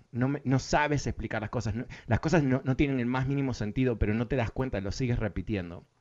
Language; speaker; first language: Spanish; early bilingual, other home language; English